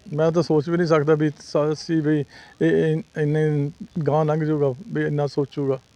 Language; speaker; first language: Punjabi; early bilingual, heritage; Norwegian